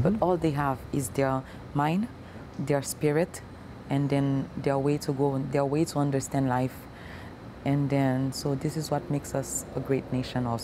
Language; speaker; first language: English; non-native, local second language; Haitian Creole